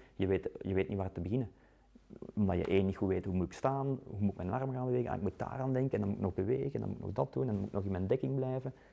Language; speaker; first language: Dutch; native; Dutch